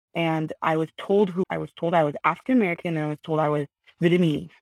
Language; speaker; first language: English; early bilingual, other home language; Vietnamese